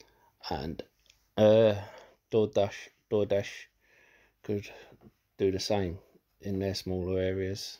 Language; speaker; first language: English; native; English